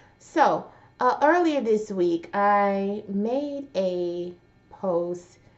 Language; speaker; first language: English; native; English